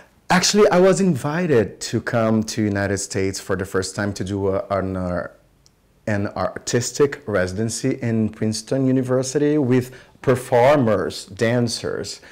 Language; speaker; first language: English; non-native, fluent; Portuguese